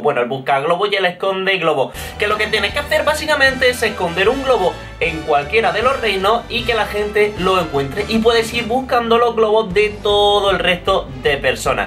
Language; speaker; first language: Spanish; native; Spanish